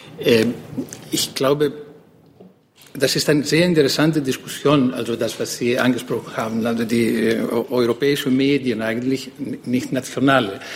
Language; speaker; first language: German; non-native, fluent; Greek